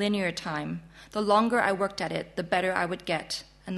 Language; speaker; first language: English; non-native, local second language; Chinese